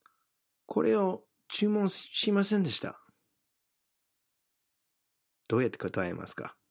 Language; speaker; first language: Japanese; non-native, fluent; English